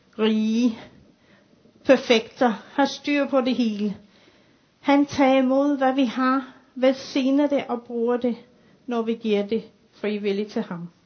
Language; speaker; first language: Danish; non-native, fluent; English